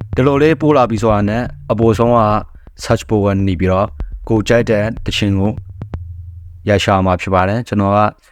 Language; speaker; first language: Burmese; non-native, local second language; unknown